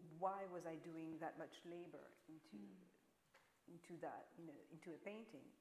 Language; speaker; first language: English; non-native, fluent; French